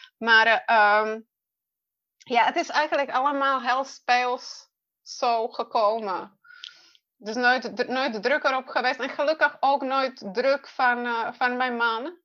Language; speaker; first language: Dutch; non-native, fluent; Czech